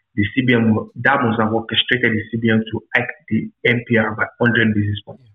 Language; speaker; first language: English; non-native, local second language; Yoruba